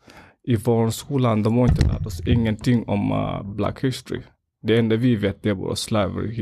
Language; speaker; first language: Swedish; non-native, fluent; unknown